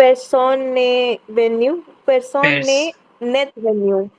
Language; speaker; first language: French; non-native, learner; Hindi